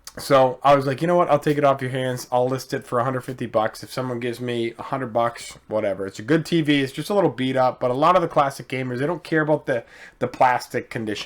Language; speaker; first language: English; native; English